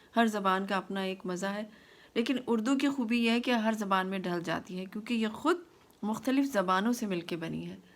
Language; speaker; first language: Urdu; native; Urdu